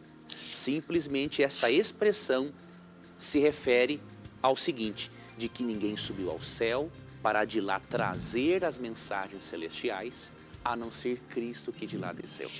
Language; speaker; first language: Portuguese; native; Portuguese